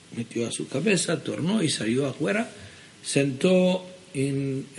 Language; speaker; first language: Spanish; early bilingual, heritage; Spanish